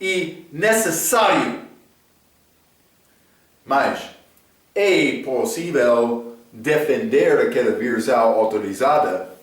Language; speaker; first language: Portuguese; non-native, fluent; English